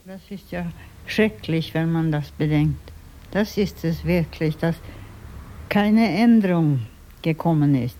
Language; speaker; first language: German; non-native, fluent; Swedish